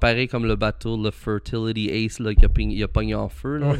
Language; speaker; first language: French; early bilingual, heritage; French